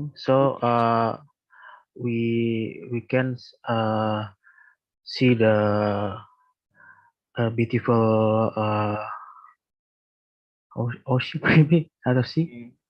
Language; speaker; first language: English; non-native, learner; Indonesian